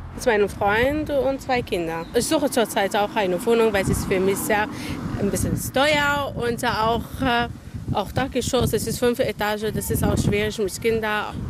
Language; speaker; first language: German; non-native, learner; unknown